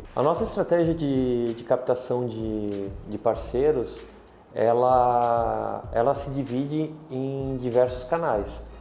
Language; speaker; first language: Portuguese; native; Portuguese